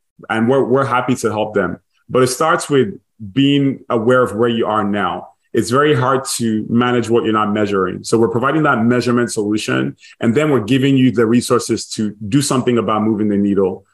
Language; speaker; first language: English; non-native, local second language; Igbo